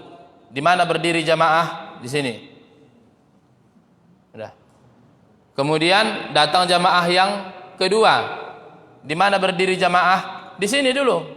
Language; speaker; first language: Indonesian; native; Indonesian